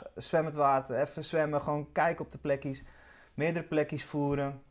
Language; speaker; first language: Dutch; native; Dutch